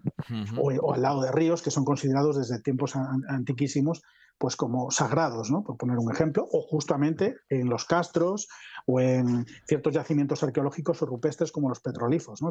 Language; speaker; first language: Spanish; native; Spanish